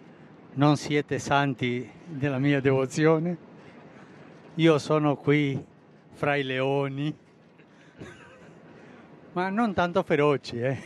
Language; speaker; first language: Italian; non-native, fluent; Spanish